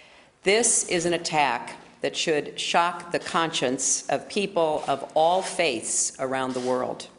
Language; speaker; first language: English; native; English